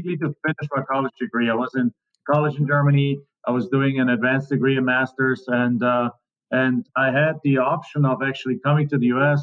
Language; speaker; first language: English; non-native, fluent; German